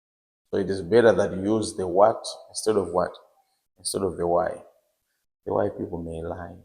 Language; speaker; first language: English; non-native, local second language; Nyanja